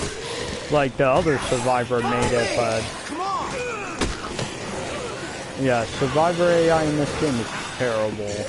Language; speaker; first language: English; native; English